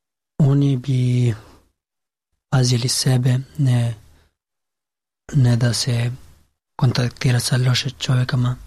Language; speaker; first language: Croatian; non-native, learner; Pashto